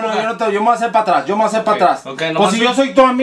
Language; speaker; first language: Spanish; native; Spanish